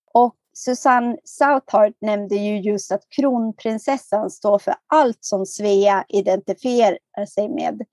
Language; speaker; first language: Swedish; native; Swedish